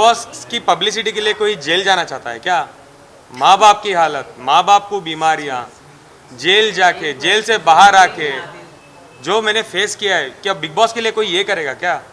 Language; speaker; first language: Hindi; native; Hindi